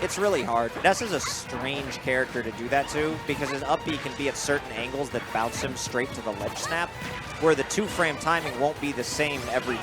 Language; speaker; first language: English; native; English